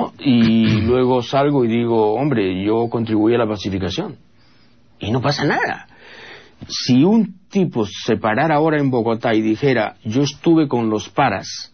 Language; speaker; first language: Spanish; native; Spanish